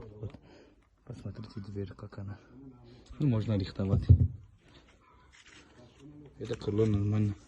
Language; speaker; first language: Russian; non-native, learner; Georgian